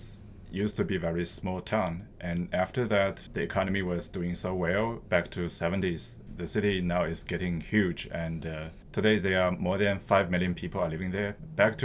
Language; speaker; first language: English; non-native, fluent; Chinese